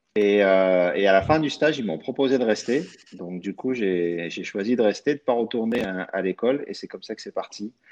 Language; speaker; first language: French; early bilingual, other home language; Arabic